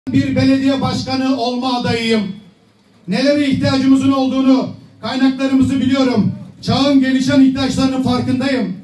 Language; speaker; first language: Turkish; native; Turkish